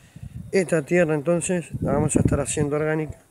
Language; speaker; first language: Spanish; native; Spanish